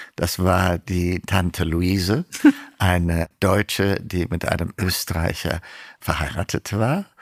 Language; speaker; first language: German; non-native, fluent; Amharic